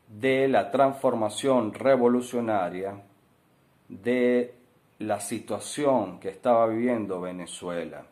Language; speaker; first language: Spanish; native; Spanish